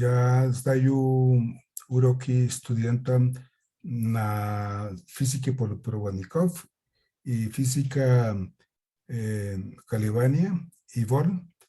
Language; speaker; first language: Russian; non-native, fluent; Spanish